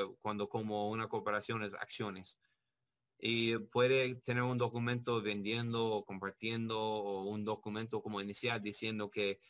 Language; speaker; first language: Spanish; non-native, learner; English